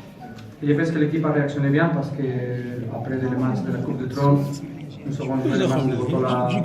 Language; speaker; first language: French; non-native, fluent; Spanish